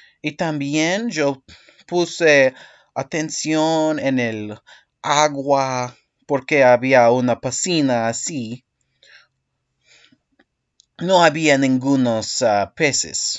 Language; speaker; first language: Spanish; non-native, learner; English